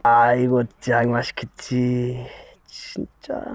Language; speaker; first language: Korean; non-native, fluent; English